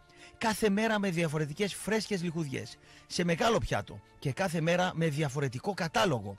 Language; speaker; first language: Greek; native; Greek